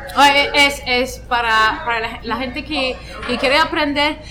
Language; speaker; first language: Spanish; non-native, fluent; French